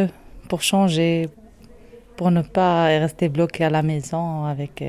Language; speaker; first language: French; non-native, learner; Arabic